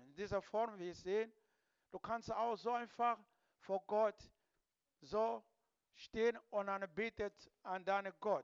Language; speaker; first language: German; non-native, learner; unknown